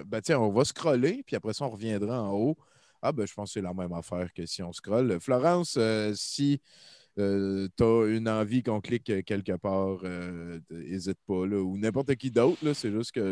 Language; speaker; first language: French; native; French